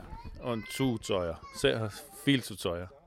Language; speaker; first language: German; non-native, learner; Danish